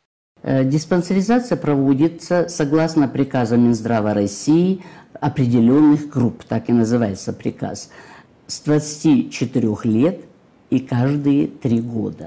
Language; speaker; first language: Russian; native; Russian